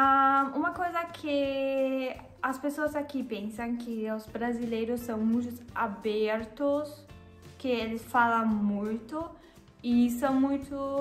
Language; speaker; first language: Portuguese; non-native, learner; German